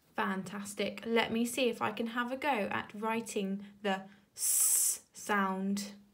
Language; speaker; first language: English; native; English